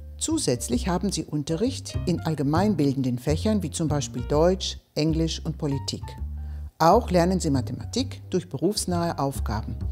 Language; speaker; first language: German; non-native, fluent; Greek